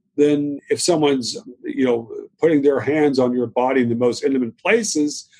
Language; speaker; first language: English; native; English